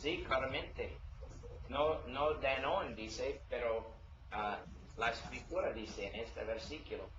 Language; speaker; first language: Spanish; non-native, learner; English